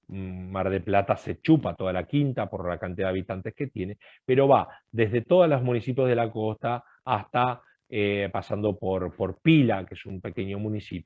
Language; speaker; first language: Spanish; native; Spanish